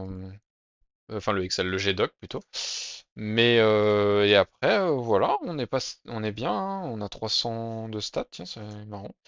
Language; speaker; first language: French; native; French